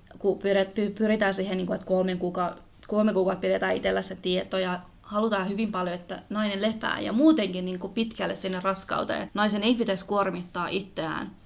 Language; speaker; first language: Finnish; early bilingual, other home language; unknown